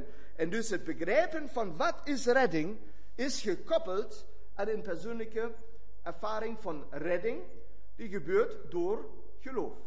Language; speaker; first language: Dutch; non-native, fluent; German